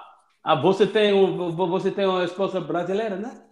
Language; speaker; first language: Portuguese; non-native, learner; English